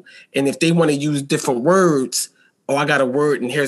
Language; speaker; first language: English; native; English